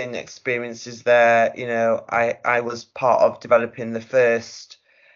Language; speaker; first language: English; native; English